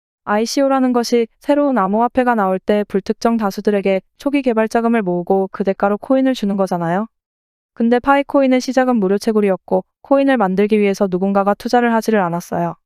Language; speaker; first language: Korean; native; Korean